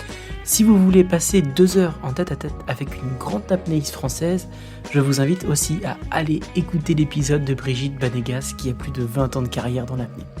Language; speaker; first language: French; native; French